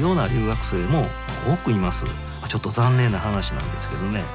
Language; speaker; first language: Japanese; native; Japanese